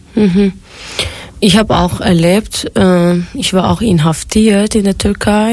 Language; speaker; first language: German; non-native, fluent; Turkish